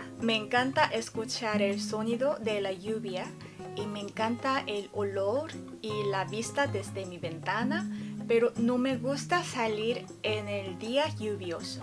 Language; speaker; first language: Spanish; non-native, fluent; Korean